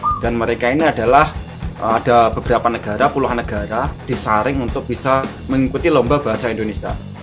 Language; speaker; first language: Indonesian; native; Indonesian